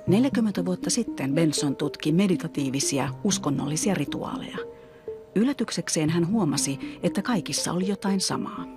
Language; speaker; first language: Finnish; native; Finnish